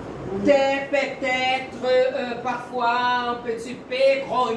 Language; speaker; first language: French; non-native, learner; Portuguese